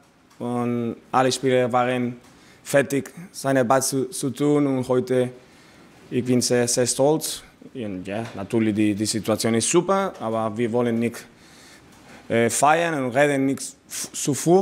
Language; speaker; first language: German; non-native, learner; Spanish